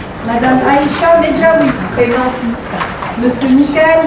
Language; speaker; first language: French; native; French